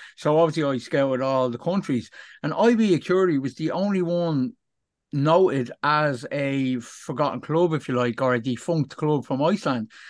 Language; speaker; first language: English; native; English